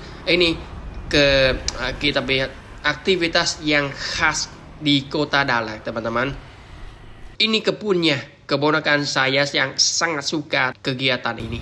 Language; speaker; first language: Indonesian; non-native, learner; Vietnamese